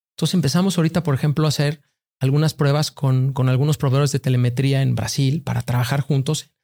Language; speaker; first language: Spanish; native; Spanish